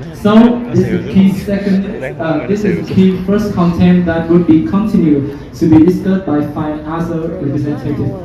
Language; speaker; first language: English; non-native, fluent; Vietnamese